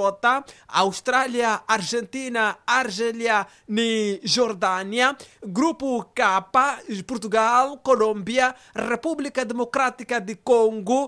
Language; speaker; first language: Portuguese; non-native, local second language; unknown